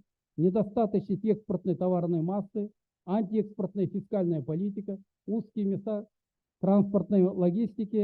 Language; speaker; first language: Russian; native; Russian